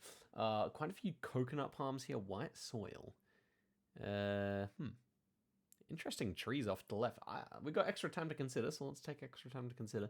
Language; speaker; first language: English; native; English